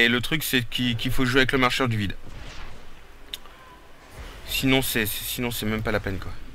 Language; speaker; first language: French; native; French